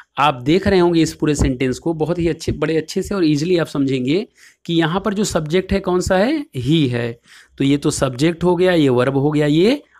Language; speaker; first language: Hindi; native; Hindi